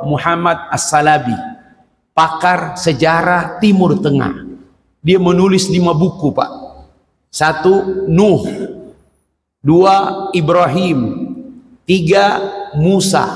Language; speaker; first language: Indonesian; native; Indonesian